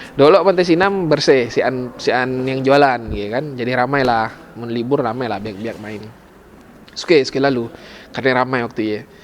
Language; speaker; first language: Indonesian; native; Indonesian